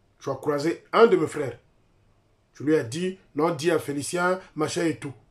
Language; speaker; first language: French; non-native, local second language; Lingala